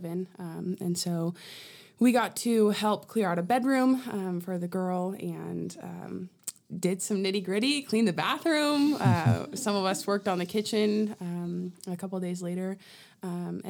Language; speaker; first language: English; native; English